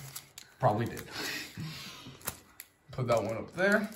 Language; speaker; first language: English; native; English